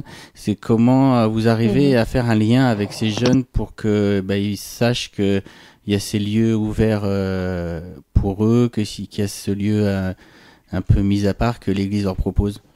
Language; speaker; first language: French; native; French